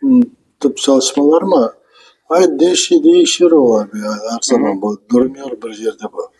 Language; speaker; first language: Turkish; non-native, learner; Kazakh